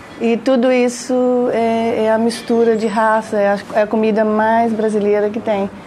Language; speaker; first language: Portuguese; native; Portuguese